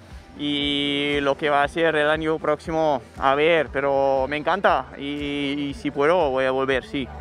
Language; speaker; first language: Spanish; non-native, fluent; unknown